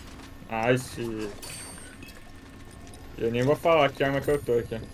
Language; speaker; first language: Portuguese; native; Portuguese